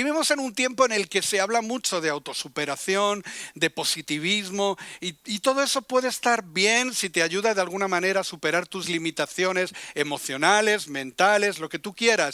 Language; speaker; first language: Spanish; native; Spanish